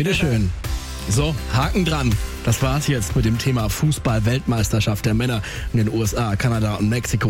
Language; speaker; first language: German; native; German